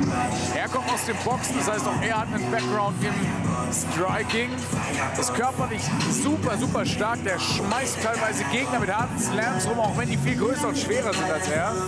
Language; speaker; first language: German; native; German